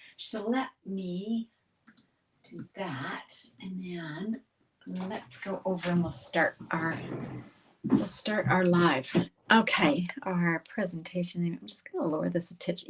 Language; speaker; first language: English; native; English